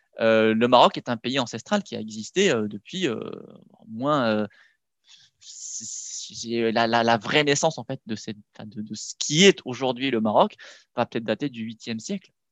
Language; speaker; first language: French; non-native, local second language; Arabic